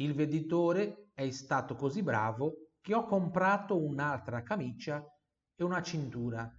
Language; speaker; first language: Italian; non-native, fluent; Portuguese